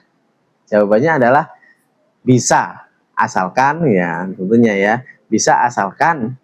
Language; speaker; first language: Indonesian; native; Indonesian